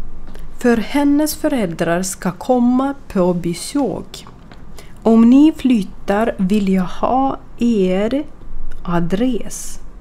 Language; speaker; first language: Swedish; non-native, fluent; Ukrainian